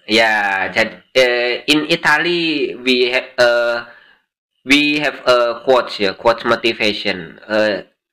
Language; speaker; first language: English; non-native, learner; Indonesian